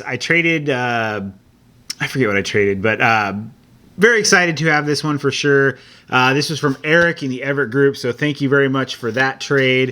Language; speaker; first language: English; native; English